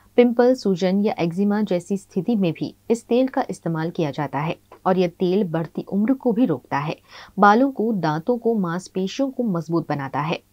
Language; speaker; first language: Hindi; non-native, local second language; Gujarati